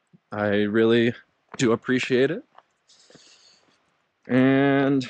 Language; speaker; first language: English; native; English